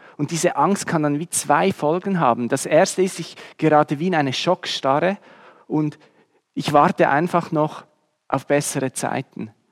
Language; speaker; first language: German; native; German